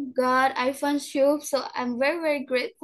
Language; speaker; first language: English; non-native, learner; Indonesian